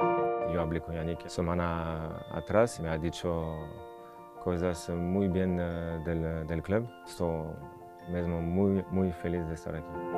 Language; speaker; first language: Spanish; non-native, learner; French